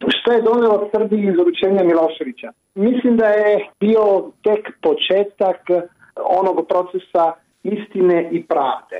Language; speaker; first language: Croatian; non-native, fluent; Italian